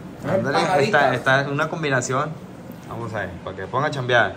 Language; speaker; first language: Spanish; native; Spanish